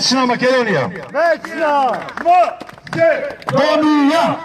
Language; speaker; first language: Macedonian; native; Macedonian